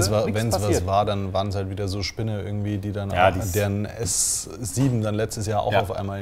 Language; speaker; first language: German; native; German